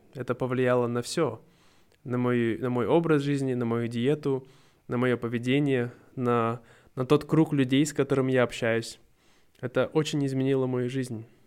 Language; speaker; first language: Russian; native; Russian